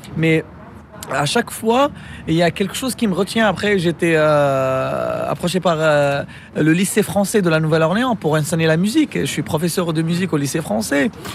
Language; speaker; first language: French; non-native, local second language; Arabic